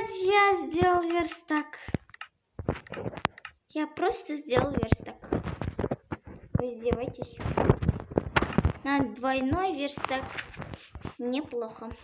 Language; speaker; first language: Russian; non-native, local second language; Kazakh